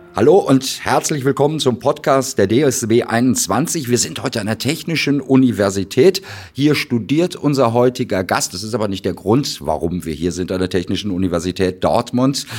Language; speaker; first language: German; native; German